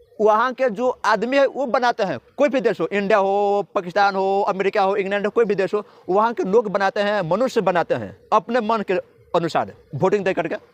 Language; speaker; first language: Hindi; native; Hindi